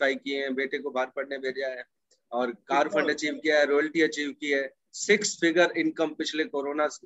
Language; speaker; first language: Hindi; native; Hindi